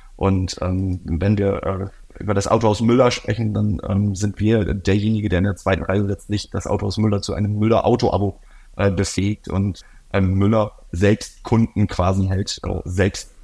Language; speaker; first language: German; native; German